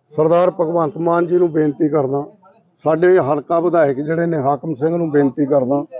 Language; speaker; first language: Punjabi; native; Punjabi